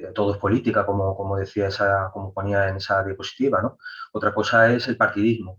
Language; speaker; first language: Spanish; native; Spanish